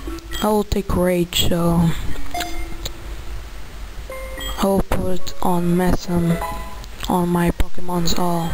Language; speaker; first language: English; non-native, learner; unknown